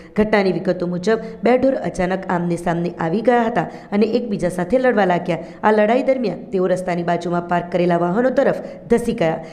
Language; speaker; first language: Gujarati; native; Gujarati